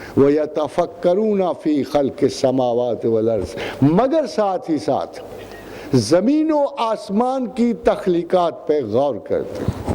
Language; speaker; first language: Urdu; non-native, local second language; Punjabi